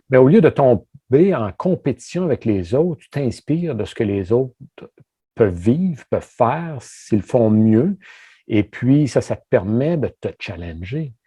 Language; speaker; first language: French; native; French